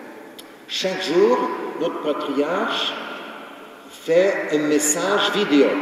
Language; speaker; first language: French; non-native, fluent; Ukrainian